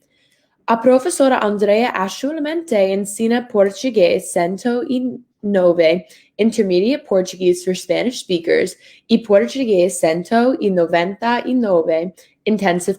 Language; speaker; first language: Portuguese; non-native, learner; English